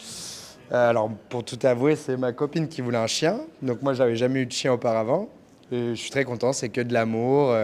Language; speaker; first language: French; native; French